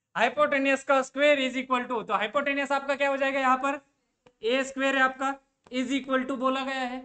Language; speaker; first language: Hindi; non-native, local second language; Marathi